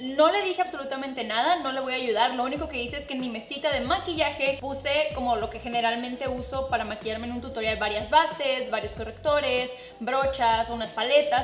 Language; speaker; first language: Spanish; native; Spanish